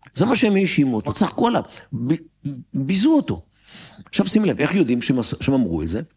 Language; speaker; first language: Hebrew; native; Hebrew